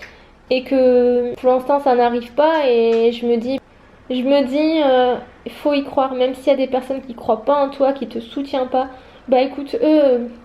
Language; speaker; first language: French; native; French